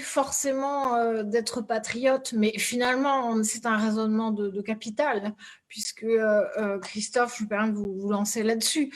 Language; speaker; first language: French; native; French